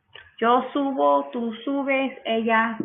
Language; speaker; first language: Spanish; non-native, fluent; English